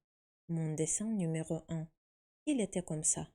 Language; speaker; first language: French; non-native, fluent; Ukrainian